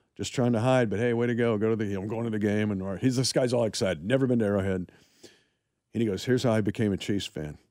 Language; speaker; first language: English; native; English